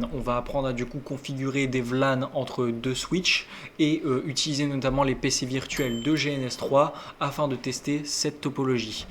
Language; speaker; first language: French; native; French